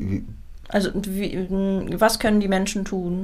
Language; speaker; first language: German; native; German